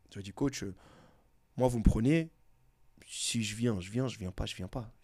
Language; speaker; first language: French; native; French